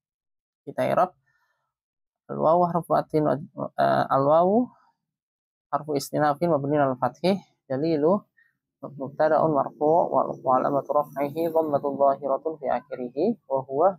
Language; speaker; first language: Arabic; non-native, fluent; Indonesian